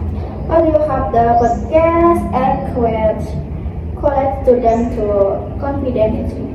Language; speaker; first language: English; non-native, learner; Indonesian